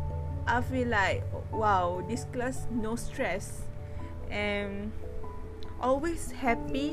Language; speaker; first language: English; non-native, learner; Malay